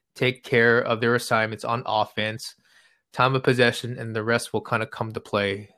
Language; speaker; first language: English; native; English